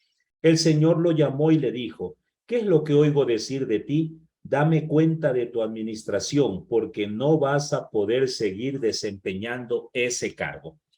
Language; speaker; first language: Spanish; native; Spanish